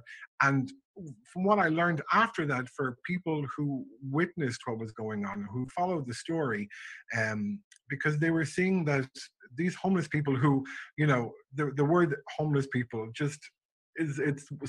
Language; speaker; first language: English; native; English